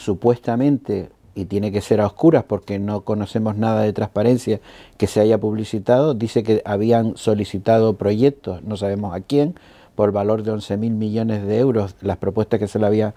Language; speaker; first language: Spanish; native; Spanish